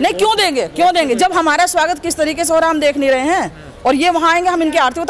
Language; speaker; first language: Hindi; native; Hindi